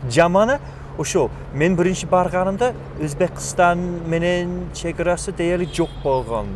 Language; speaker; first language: Kyrgyz; non-native, fluent; English